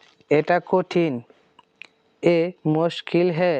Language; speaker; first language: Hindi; non-native, learner; Bangla